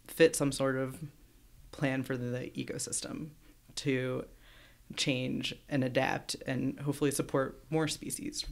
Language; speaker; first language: English; native; English